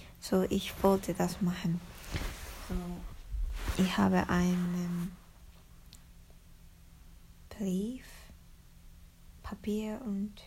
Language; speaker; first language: German; non-native, learner; Japanese